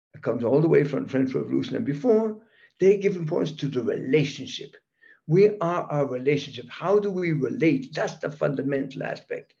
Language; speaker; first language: English; early bilingual, other home language; German